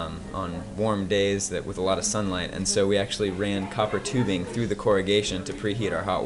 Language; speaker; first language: English; native; English